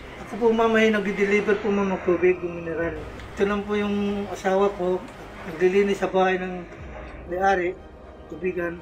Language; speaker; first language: Filipino; non-native, local second language; Cebuano